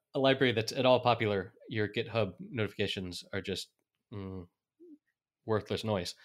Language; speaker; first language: English; native; English